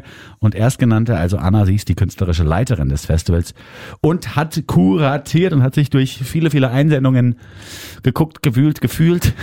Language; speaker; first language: German; native; German